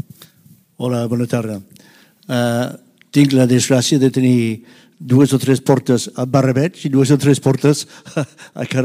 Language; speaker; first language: Catalan; non-native, fluent; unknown